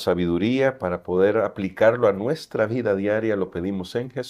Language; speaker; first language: Spanish; native; Spanish